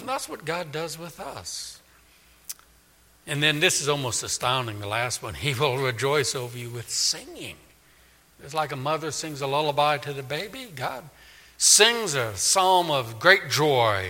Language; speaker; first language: English; native; English